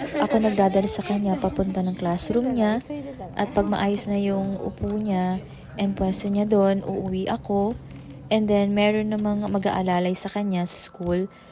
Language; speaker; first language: Filipino; native; Filipino